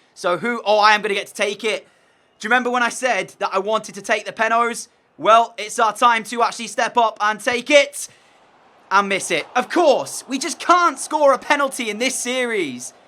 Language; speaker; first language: English; native; English